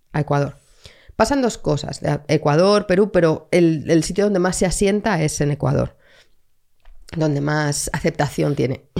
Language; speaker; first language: Spanish; native; Spanish